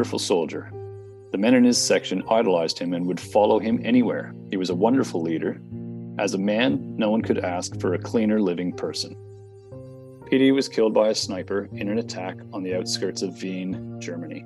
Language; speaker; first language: English; native; English